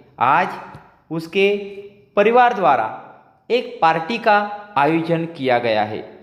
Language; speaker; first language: Hindi; non-native, local second language; Marathi